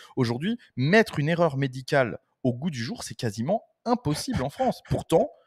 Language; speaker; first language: French; native; French